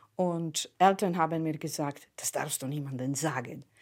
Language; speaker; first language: German; non-native, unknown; Slovak